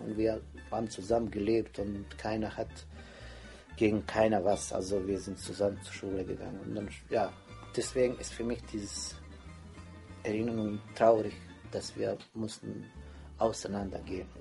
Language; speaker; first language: German; non-native, fluent; Croatian